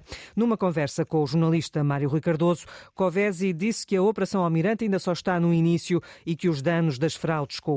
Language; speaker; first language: Portuguese; native; Portuguese